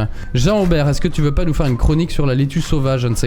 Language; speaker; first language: French; native; French